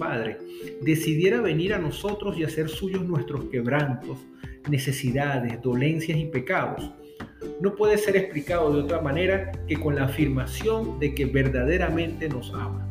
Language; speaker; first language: Spanish; native; Spanish